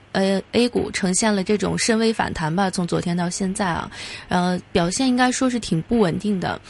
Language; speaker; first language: Chinese; non-native, local second language; Cantonese